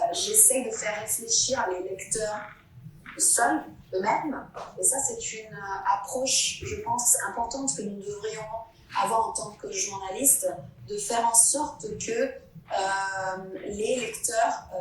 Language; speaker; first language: French; non-native, fluent; Italian